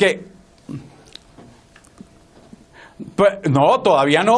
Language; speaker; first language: Spanish; native; Spanish